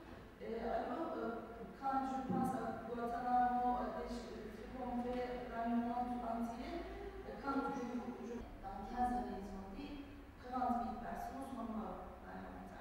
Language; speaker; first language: French; non-native, fluent; Turkish